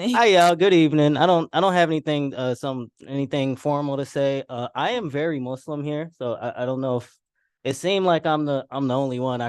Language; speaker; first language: English; non-native, fluent; Arabic